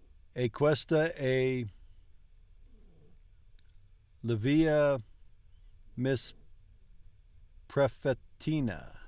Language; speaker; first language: Italian; non-native, learner; English